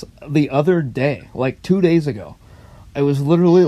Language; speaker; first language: English; native; English